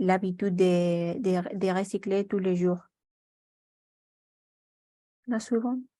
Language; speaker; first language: French; non-native, learner; Spanish